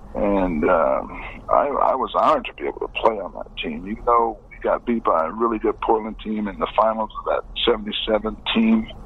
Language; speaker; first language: English; native; English